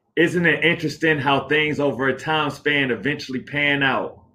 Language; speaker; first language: English; native; English